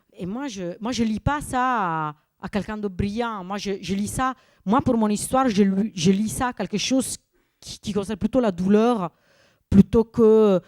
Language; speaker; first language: French; non-native, fluent; Italian